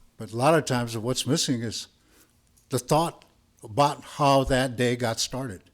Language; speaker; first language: English; early bilingual, other home language; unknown